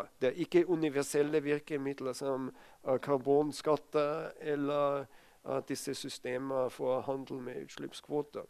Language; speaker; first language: Norwegian; non-native, fluent; German